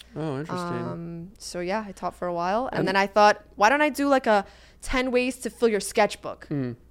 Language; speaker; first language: English; native; English